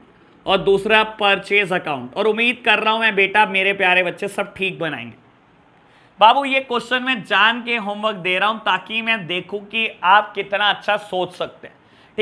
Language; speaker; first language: Hindi; native; Hindi